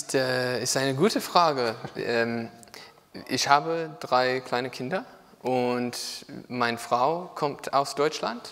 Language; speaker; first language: German; non-native, learner; English